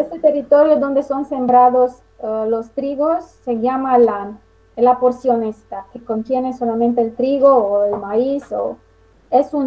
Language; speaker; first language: Spanish; non-native, fluent; Romanian